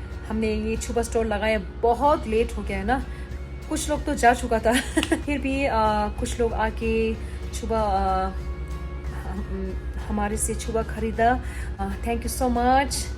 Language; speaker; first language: Hindi; non-native, local second language; Tibetan